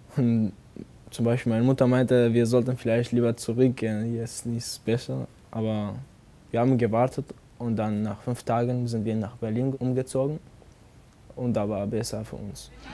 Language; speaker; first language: German; non-native, fluent; Arabic